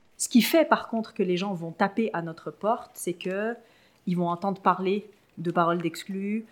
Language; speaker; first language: French; early bilingual, other home language; Arabic